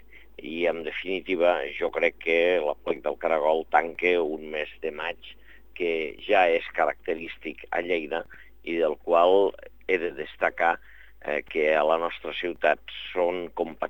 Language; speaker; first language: Catalan; native; Catalan